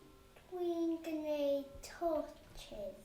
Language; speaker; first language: Welsh; non-native, local second language; English